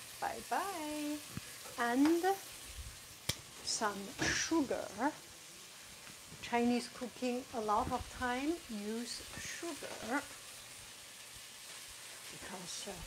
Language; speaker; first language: English; non-native, fluent; Chinese